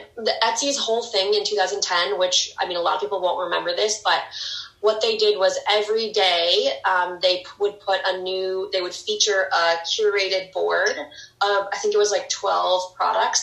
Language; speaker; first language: English; native; English